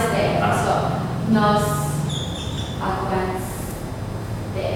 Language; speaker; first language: Spanish; non-native, learner; English